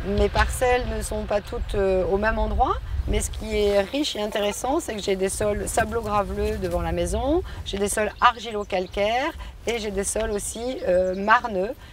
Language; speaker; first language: French; native; French